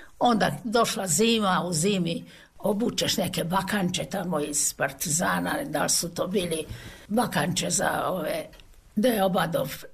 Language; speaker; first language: Serbian; native; Serbian